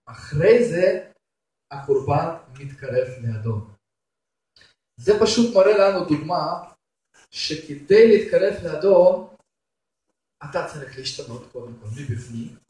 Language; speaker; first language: Hebrew; non-native, fluent; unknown